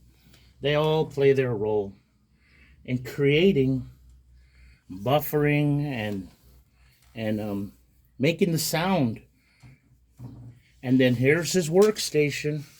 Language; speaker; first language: English; native; English